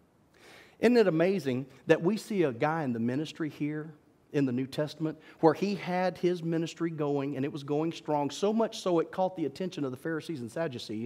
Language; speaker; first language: English; native; English